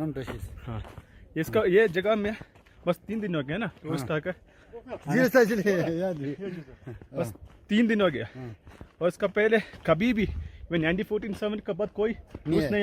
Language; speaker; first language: Hindi; non-native, local second language; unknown